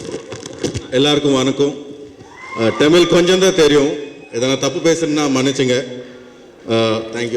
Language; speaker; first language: Tamil; non-native, learner; Telugu